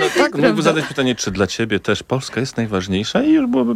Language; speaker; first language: Polish; native; Polish